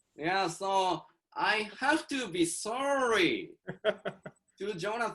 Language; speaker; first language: English; non-native, learner; Japanese